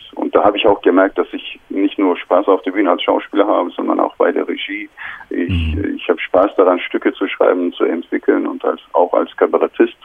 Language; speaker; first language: German; non-native, fluent; Turkish